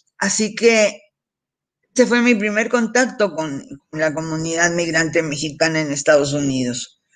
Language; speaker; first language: Spanish; early bilingual, heritage; Spanish